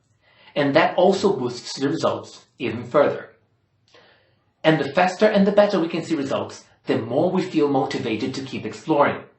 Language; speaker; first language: English; non-native, fluent; Portuguese